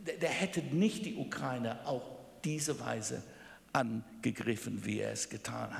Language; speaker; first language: German; non-native, fluent; English